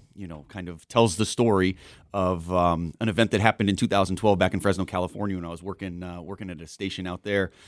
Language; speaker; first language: English; native; English